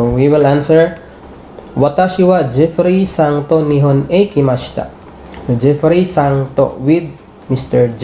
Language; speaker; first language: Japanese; non-native, fluent; English